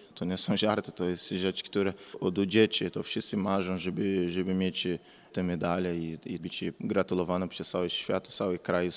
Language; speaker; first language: Polish; non-native, learner; Portuguese